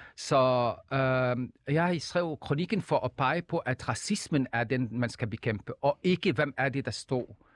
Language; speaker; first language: Danish; non-native, fluent; Arabic